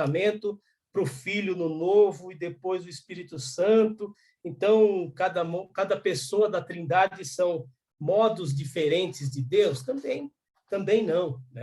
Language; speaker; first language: Portuguese; native; Portuguese